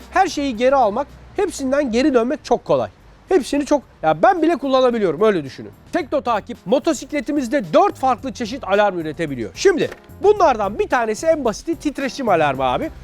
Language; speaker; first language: Turkish; native; Turkish